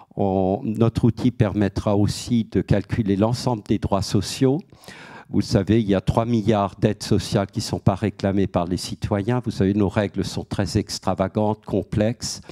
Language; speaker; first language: French; native; French